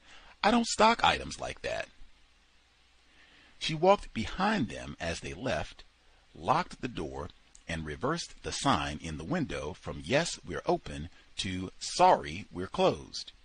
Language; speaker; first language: English; native; English